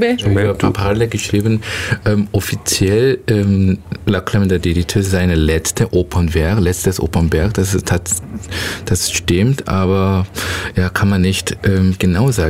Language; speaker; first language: German; non-native, learner; Korean